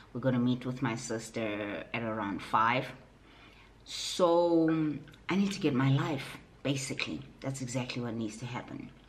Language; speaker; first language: English; non-native, local second language; Southern Sotho